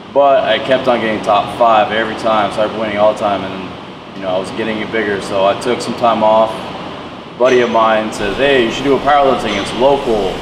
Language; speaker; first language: English; native; English